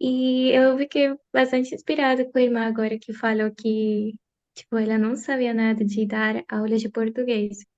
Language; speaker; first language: Portuguese; early bilingual, other home language; Spanish